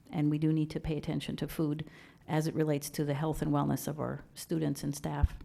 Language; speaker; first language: English; early bilingual, other home language; Persian